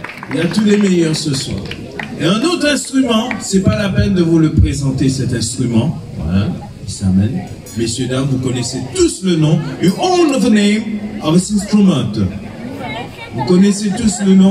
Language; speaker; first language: French; non-native, local second language; Morisyen